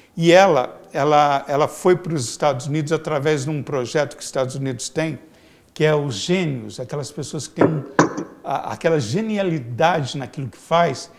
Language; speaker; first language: Portuguese; native; Portuguese